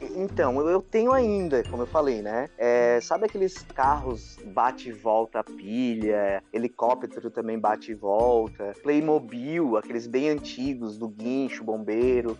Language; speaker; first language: Portuguese; native; Portuguese